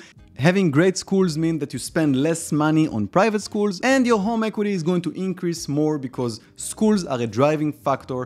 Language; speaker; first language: English; non-native, fluent; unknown